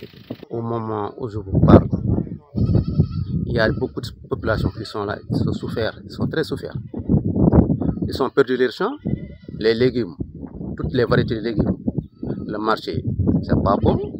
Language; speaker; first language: French; non-native, local second language; Wolof